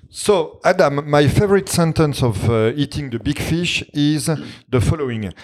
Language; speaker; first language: English; non-native, fluent; French